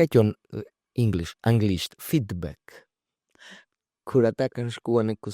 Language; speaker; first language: Albanian; early bilingual, heritage; Albanian